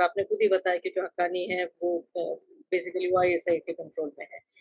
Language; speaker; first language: Hindi; native; Hindi